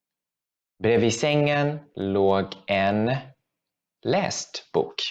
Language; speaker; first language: Swedish; non-native, fluent; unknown